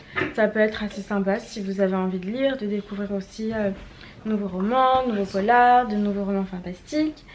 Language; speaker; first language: French; native; French